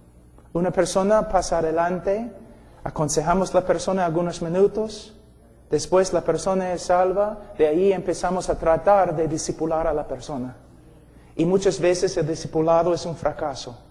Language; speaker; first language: Spanish; non-native, fluent; English